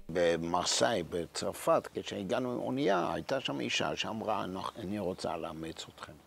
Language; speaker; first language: Hebrew; non-native, fluent; Dutch